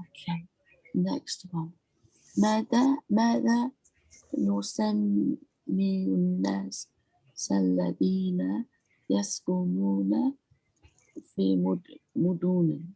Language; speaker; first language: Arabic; non-native, learner; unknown